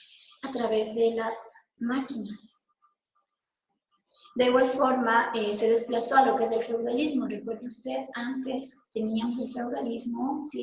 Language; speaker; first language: Spanish; native; Spanish